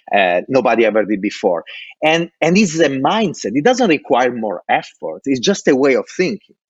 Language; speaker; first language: English; non-native, fluent; Italian